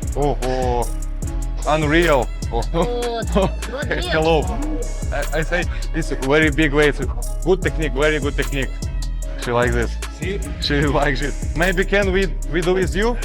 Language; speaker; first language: English; non-native, learner; Russian